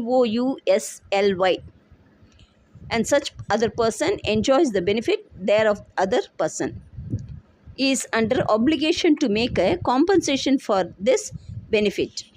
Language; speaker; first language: English; non-native, local second language; Tamil